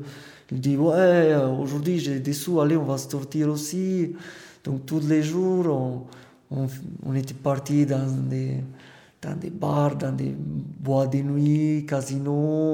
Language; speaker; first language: French; non-native, fluent; Romanian